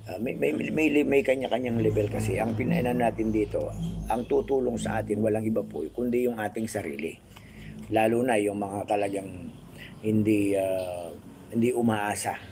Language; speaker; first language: Filipino; non-native, local second language; Pampanga